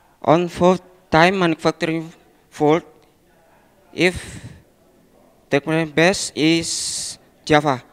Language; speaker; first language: English; non-native, learner; Indonesian